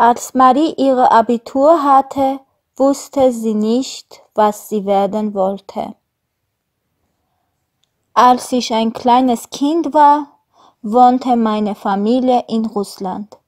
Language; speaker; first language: German; non-native, fluent; Armenian